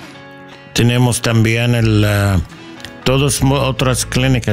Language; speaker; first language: Spanish; non-native, learner; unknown